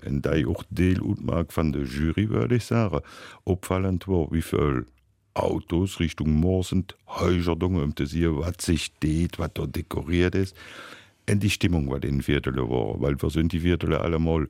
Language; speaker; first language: German; native; German